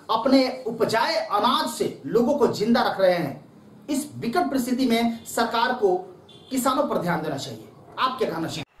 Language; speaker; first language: Hindi; native; Hindi